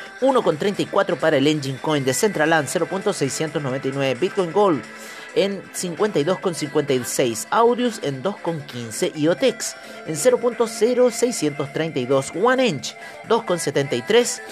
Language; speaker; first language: Spanish; native; Spanish